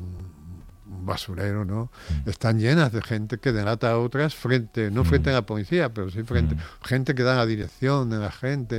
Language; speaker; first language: Spanish; native; Spanish